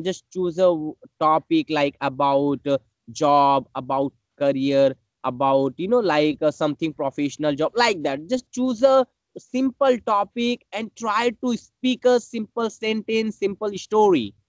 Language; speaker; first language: English; non-native, learner; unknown